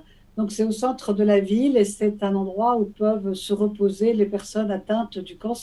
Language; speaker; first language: French; native; French